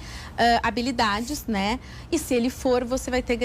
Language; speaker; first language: Portuguese; native; Portuguese